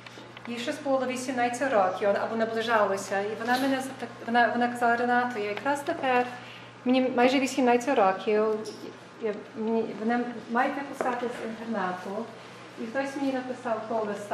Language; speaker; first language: Ukrainian; early bilingual, heritage; Ukrainian